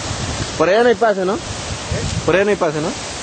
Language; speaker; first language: Spanish; native; Spanish